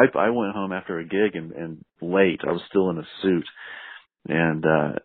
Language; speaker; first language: English; native; English